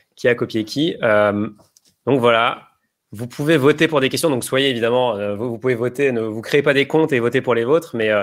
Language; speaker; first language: French; native; French